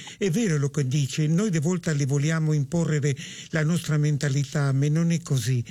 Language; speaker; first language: Italian; early bilingual, heritage; Italian